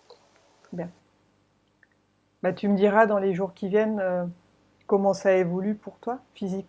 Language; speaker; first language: French; native; French